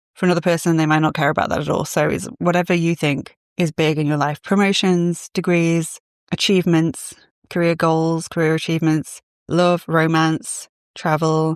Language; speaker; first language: English; native; English